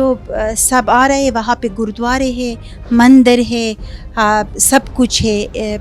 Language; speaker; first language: Hindi; non-native, fluent; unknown